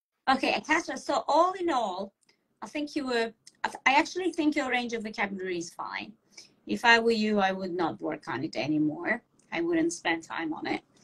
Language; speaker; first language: English; non-native, fluent; Persian